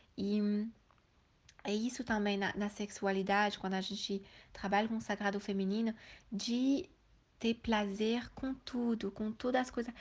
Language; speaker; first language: Portuguese; early bilingual, heritage; Portuguese